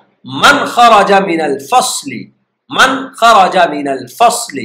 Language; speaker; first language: Arabic; non-native, fluent; Urdu